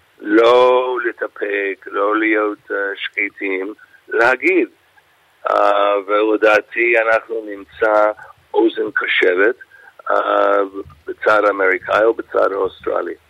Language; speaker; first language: Hebrew; non-native, fluent; English